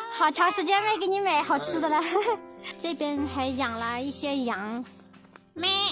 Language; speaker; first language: Chinese; non-native, fluent; Vietnamese